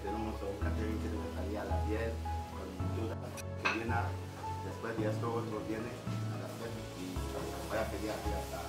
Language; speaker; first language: Spanish; non-native, learner; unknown